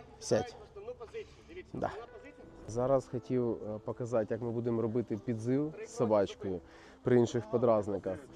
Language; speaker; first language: Ukrainian; native; Ukrainian